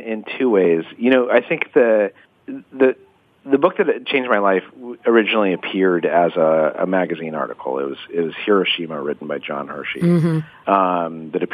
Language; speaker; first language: English; native; English